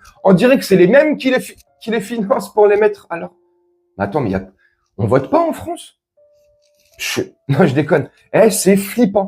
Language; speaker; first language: French; native; French